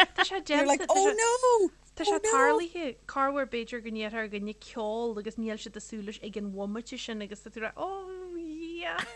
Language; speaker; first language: Irish; native; Irish